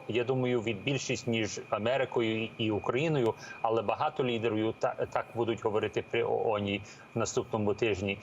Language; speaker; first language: Ukrainian; early bilingual, heritage; Ukrainian